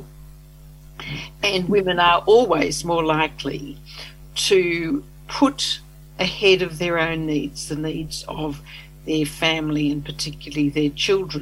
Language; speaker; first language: English; native; English